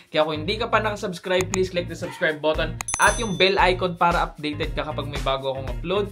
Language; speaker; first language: Filipino; native; Filipino